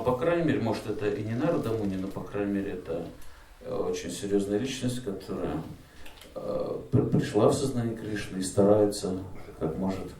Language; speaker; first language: Russian; native; Russian